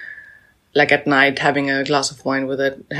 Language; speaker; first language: English; native; English